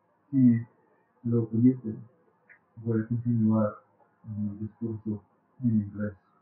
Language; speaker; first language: Spanish; non-native, learner; English